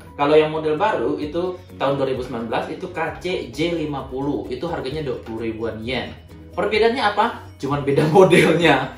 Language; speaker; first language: Indonesian; native; Indonesian